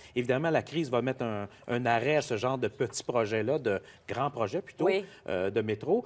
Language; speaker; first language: French; native; French